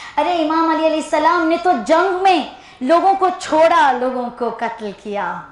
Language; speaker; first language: Urdu; early bilingual, heritage; Urdu